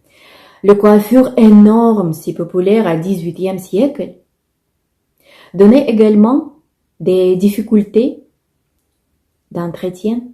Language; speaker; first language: French; non-native, fluent; Russian